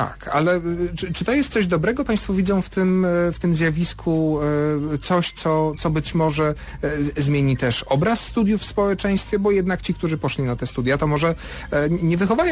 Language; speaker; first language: Polish; native; Polish